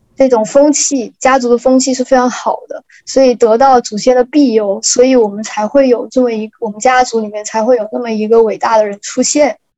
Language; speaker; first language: Chinese; native; Chinese